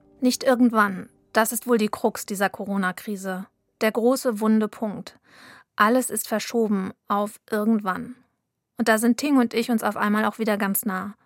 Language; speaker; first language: German; native; German